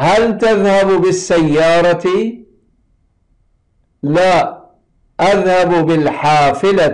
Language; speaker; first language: Arabic; non-native, fluent; Persian